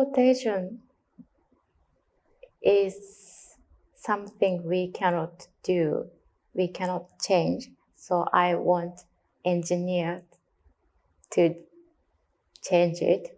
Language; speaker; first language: English; non-native, learner; Japanese